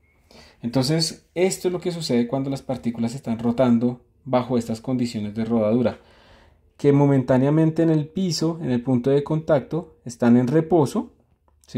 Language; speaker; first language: Spanish; native; Spanish